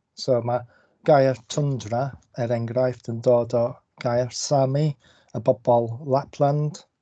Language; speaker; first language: Welsh; non-native, local second language; English